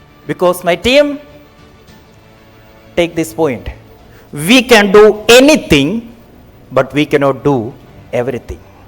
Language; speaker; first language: English; non-native, local second language; Malayalam